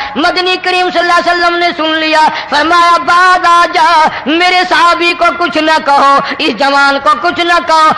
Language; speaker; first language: Urdu; non-native, local second language; Saraiki